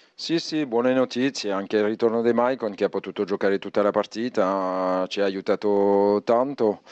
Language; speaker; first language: Italian; non-native, fluent; French